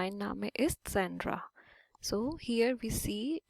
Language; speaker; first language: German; non-native, fluent; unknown